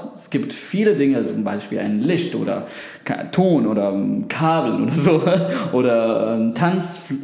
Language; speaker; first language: German; non-native, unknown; Arabic